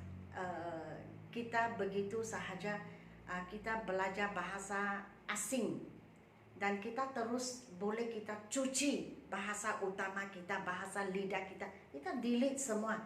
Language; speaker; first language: Malay; non-native, local second language; Chinese